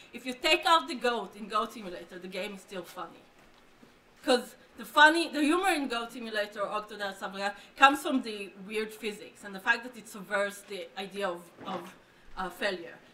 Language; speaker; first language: English; non-native, fluent; Hebrew